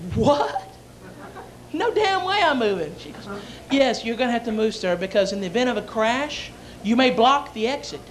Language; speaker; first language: English; native; English